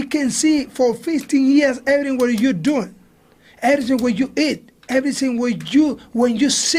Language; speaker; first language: English; non-native, learner; Spanish